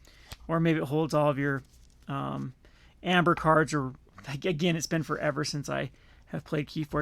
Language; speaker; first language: English; native; English